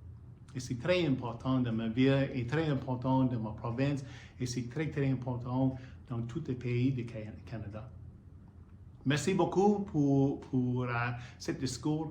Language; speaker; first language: French; non-native, learner; English